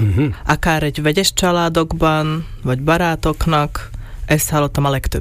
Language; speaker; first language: Hungarian; non-native, local second language; Slovak